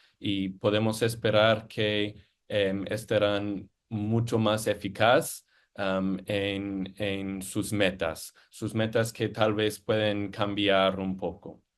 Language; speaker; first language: Spanish; non-native, fluent; English